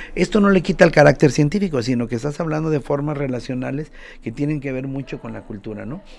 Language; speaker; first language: Spanish; native; Spanish